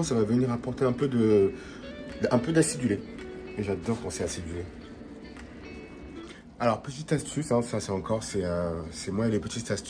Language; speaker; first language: French; native; French